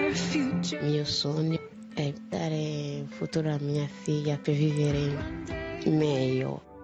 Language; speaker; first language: Italian; non-native, learner; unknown